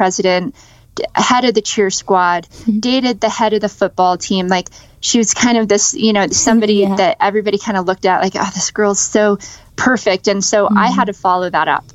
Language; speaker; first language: English; native; English